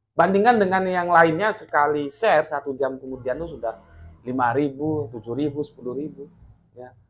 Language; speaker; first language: Indonesian; non-native, local second language; Javanese